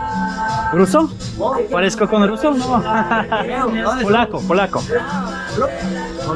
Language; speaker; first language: Spanish; non-native, learner; Polish